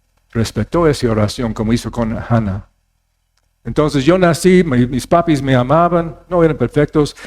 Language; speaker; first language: Spanish; non-native, fluent; English